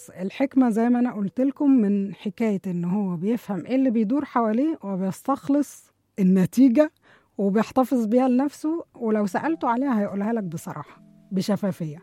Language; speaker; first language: Arabic; native; Arabic